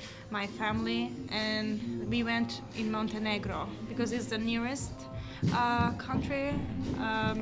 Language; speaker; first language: English; non-native, fluent; Albanian